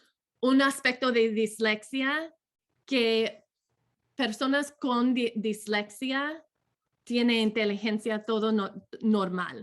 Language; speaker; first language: Spanish; non-native, fluent; English